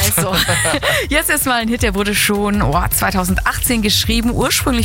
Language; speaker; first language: German; native; German